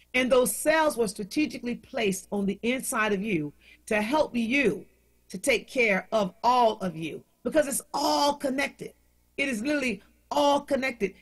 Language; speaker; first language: English; native; English